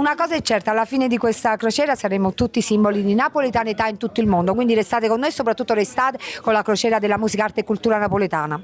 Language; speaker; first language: Italian; native; Italian